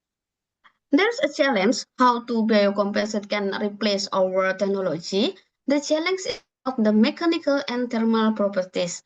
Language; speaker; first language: English; non-native, learner; Indonesian